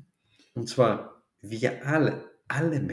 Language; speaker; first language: German; non-native, fluent; Portuguese